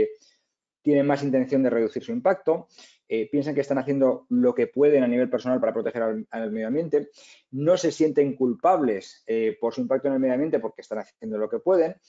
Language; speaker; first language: Spanish; native; Spanish